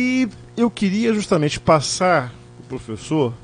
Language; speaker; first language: Portuguese; native; Portuguese